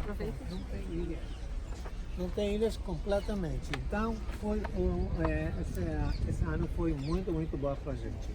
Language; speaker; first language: Portuguese; non-native, learner; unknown